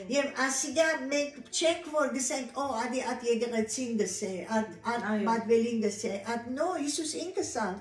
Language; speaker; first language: Armenian; native; Armenian